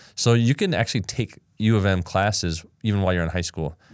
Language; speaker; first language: English; native; English